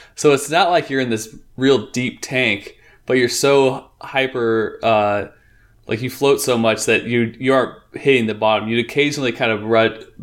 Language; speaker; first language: English; native; English